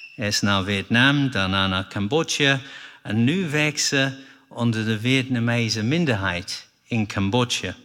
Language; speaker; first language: Dutch; non-native, fluent; English